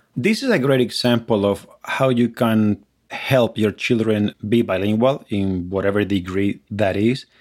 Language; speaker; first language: English; non-native, fluent; Spanish